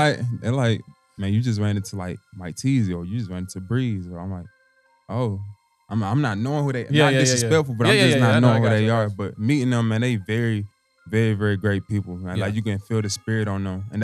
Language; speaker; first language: English; native; English